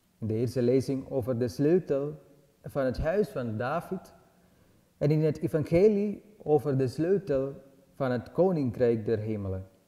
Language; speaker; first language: Dutch; non-native, learner; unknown